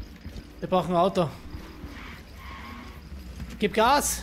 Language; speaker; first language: German; native; German